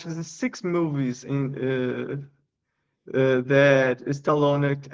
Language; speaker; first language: English; non-native, learner; Portuguese